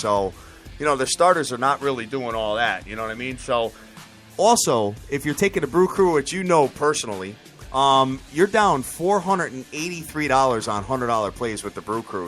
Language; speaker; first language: English; native; English